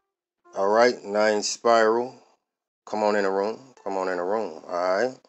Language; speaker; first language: English; native; English